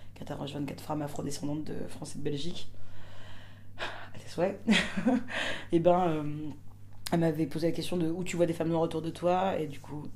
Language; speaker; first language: French; native; French